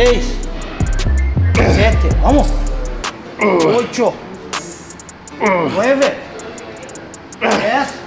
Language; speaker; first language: Spanish; non-native, learner; Portuguese